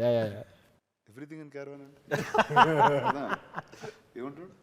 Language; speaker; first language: Telugu; native; Telugu